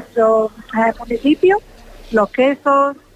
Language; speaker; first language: Spanish; non-native, fluent; English